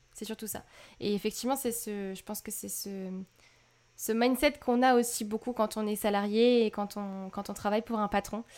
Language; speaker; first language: French; native; French